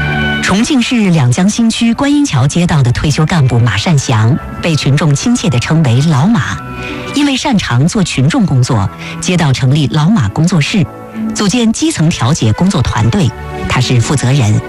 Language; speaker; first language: Chinese; native; Chinese